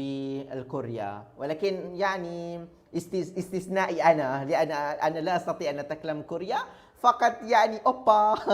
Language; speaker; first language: Arabic; non-native, learner; Malay